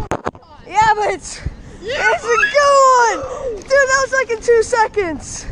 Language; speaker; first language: English; native; English